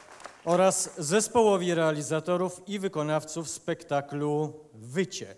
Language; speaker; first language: Polish; native; Polish